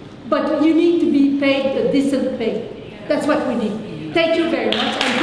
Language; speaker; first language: English; non-native, fluent; French